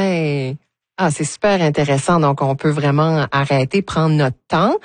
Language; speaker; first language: French; native; French